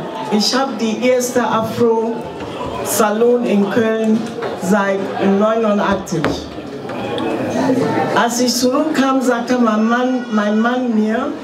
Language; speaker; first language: German; non-native, fluent; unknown